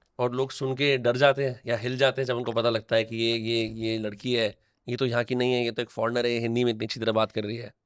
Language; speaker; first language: Hindi; native; Hindi